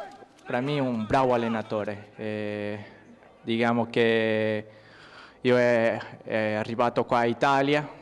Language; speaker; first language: Italian; non-native, learner; Portuguese